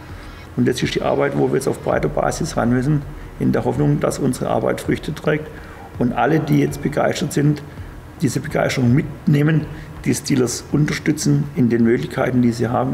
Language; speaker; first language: German; native; German